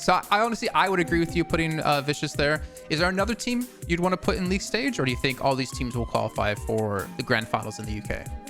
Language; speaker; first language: English; native; English